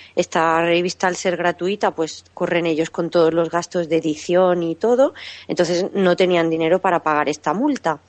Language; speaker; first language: Spanish; native; Spanish